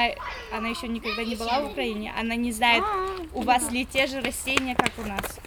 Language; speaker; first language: Russian; early bilingual, heritage; Russian